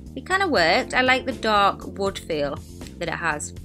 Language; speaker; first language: English; native; English